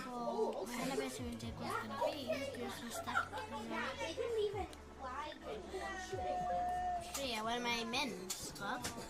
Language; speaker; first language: Welsh; non-native, local second language; English